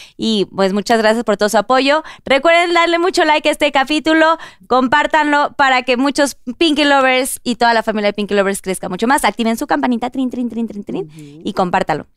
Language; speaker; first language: Spanish; native; Spanish